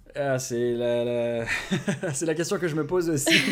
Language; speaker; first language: French; native; French